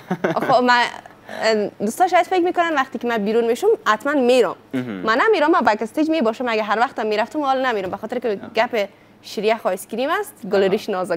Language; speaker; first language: Persian; native; Persian